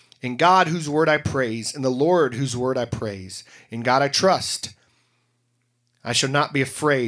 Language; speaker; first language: English; native; English